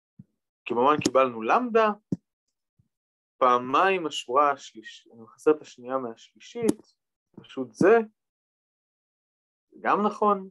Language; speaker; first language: Hebrew; native; Hebrew